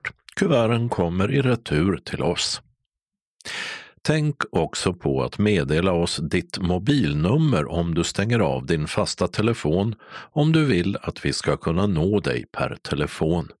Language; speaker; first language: Swedish; native; Swedish